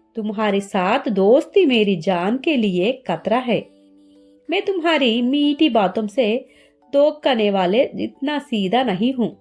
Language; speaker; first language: Hindi; non-native, learner; Telugu